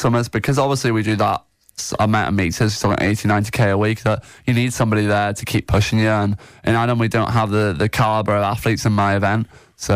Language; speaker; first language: English; native; English